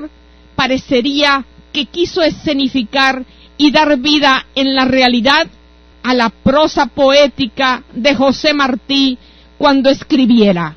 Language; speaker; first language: Spanish; native; Spanish